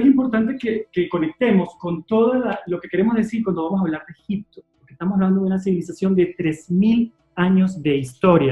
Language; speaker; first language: Spanish; native; Spanish